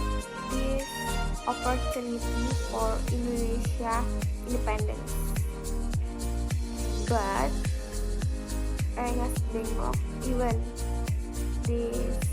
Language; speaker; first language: English; non-native, learner; Indonesian